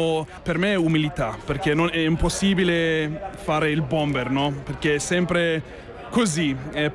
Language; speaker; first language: Italian; non-native, fluent; English